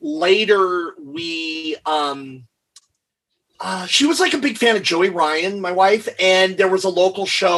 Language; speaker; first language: English; native; English